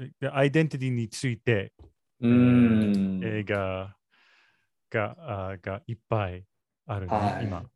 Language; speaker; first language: Japanese; non-native, learner; English